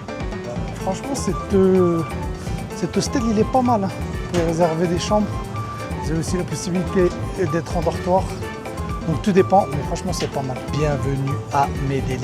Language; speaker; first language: French; native; French